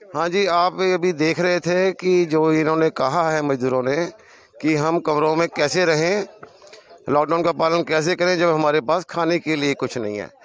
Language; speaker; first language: Hindi; native; Hindi